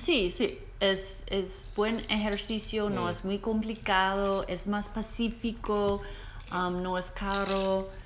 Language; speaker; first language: Spanish; non-native, learner; English